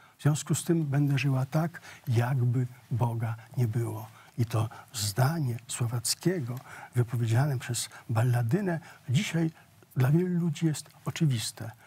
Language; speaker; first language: Polish; native; Polish